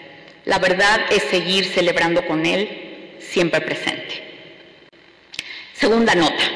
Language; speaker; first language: Spanish; native; Spanish